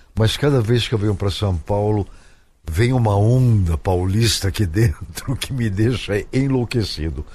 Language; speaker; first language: Portuguese; native; Portuguese